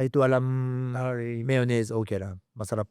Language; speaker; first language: Filipino; non-native, learner; Japanese